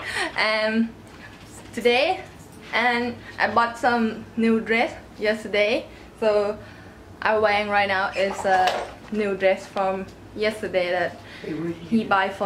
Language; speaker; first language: English; non-native, learner; Thai